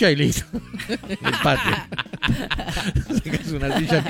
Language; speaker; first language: Spanish; native; Spanish